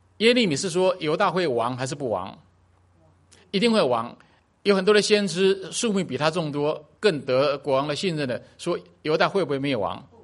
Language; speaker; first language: Chinese; native; Chinese